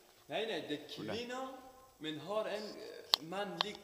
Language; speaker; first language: Swedish; non-native, learner; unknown